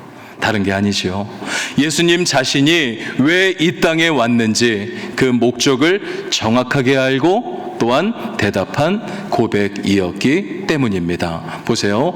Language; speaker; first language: Korean; native; Korean